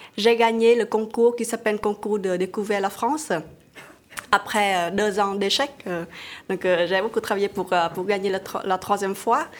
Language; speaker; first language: French; non-native, fluent; Vietnamese